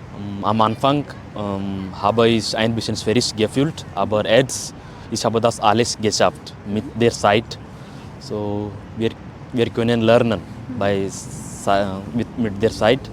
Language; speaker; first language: German; non-native, learner; Kannada